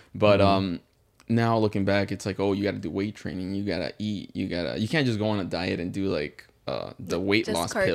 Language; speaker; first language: English; native; English